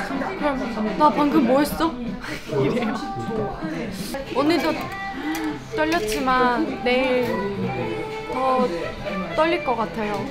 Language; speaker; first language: Korean; non-native, fluent; Russian